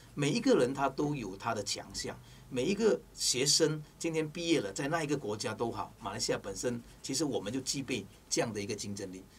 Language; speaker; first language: Chinese; native; Chinese